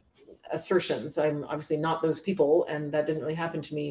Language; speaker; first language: English; native; English